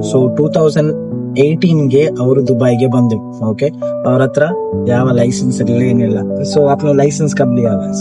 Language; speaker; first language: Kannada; non-native, local second language; Konkani